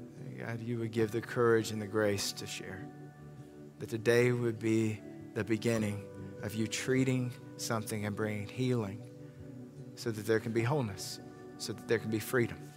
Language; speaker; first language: English; native; English